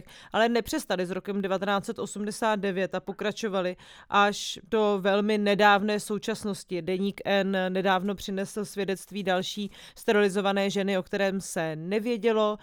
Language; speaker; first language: Czech; native; Czech